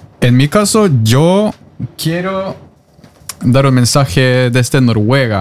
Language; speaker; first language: Spanish; non-native, fluent; Norwegian